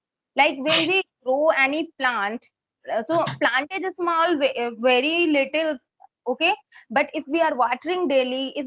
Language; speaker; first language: English; non-native, fluent; Hindi